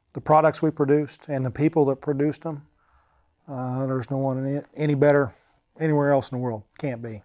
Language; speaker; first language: English; native; English